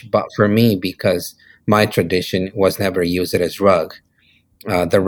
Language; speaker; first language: English; non-native, fluent; Spanish